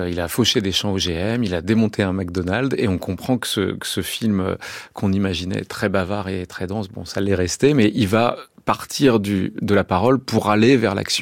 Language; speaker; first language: French; native; French